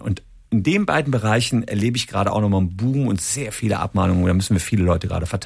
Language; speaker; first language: German; native; German